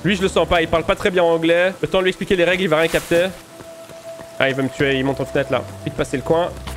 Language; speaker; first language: French; native; French